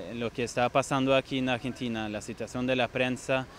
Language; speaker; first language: Spanish; non-native, fluent; Norwegian